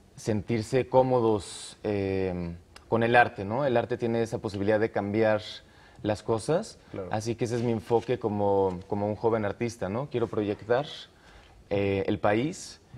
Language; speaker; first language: Spanish; native; Spanish